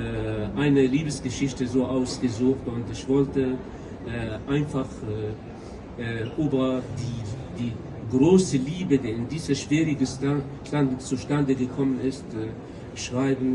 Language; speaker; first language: German; non-native, local second language; Kurdish